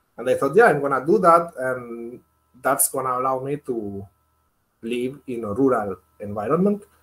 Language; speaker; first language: English; non-native, fluent; Spanish